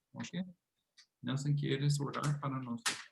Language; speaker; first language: Spanish; non-native, fluent; English